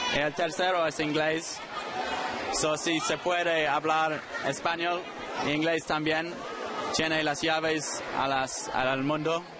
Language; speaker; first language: Spanish; non-native, learner; English